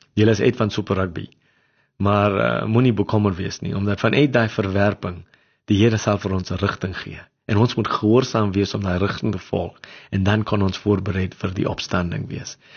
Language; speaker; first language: Afrikaans; non-native, local second language; English